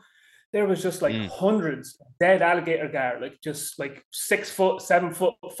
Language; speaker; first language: English; native; English